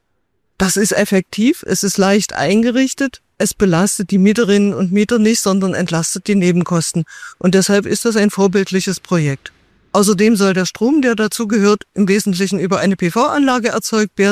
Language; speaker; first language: German; native; German